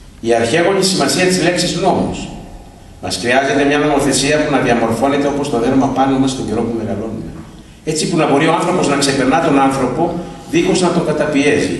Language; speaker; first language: Greek; native; Greek